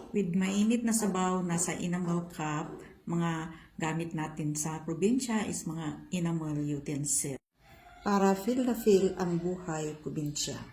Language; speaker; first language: Filipino; non-native, local second language; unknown